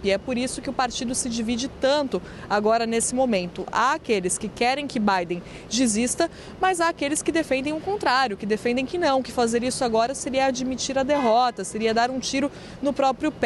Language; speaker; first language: Portuguese; native; Portuguese